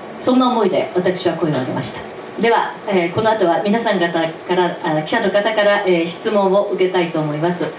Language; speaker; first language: Japanese; native; Japanese